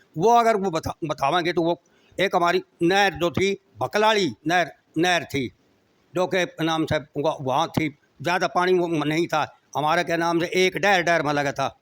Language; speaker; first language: Hindi; native; Hindi